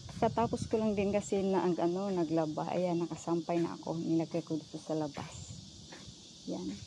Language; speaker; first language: Filipino; non-native, local second language; Cebuano